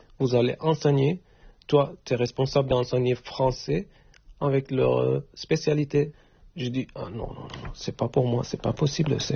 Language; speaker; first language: French; non-native, learner; Turkish